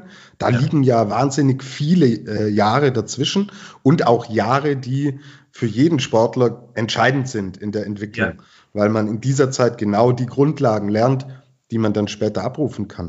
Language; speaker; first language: German; native; German